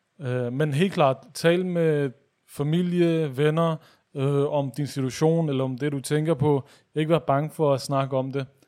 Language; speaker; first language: Danish; early bilingual, other home language; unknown